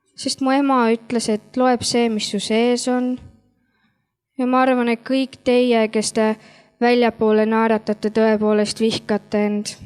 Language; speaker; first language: Estonian; native; Estonian